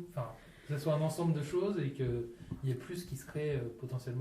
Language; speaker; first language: French; native; French